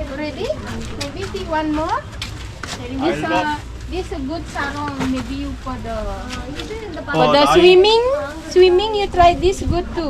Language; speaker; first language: English; non-native, learner; Indonesian